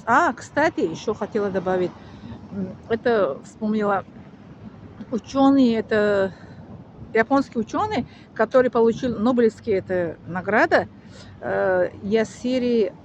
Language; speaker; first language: Russian; non-native, learner; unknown